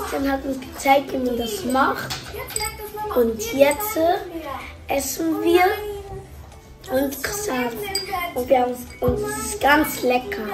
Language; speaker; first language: German; early bilingual, other home language; Lingala